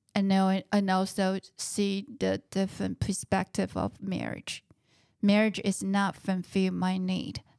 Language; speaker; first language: English; non-native, fluent; Chinese